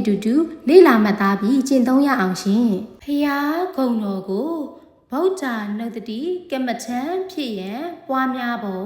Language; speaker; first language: Burmese; native; Burmese